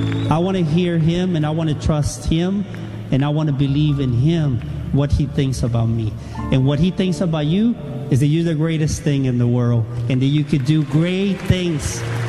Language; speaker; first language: English; non-native, fluent; Spanish